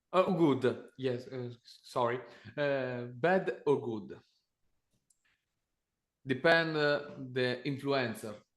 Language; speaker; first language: English; non-native, learner; Italian